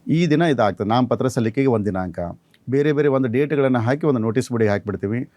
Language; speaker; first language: Kannada; native; Kannada